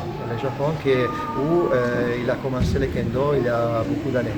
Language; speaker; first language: French; non-native, fluent; Italian